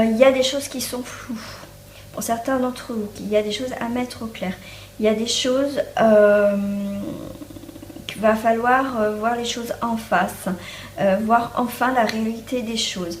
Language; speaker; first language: French; native; French